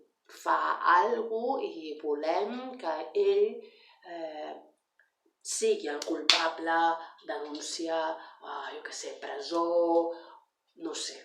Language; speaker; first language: Catalan; non-native, learner; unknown